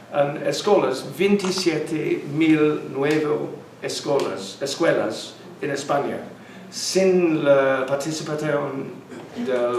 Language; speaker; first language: Spanish; non-native, learner; English